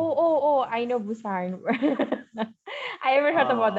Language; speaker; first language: English; non-native, learner; Indonesian